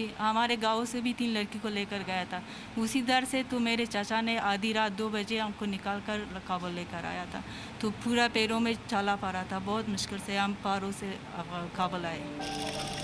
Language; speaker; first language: Hindi; non-native, learner; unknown